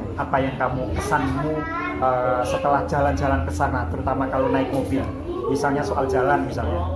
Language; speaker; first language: Indonesian; native; Indonesian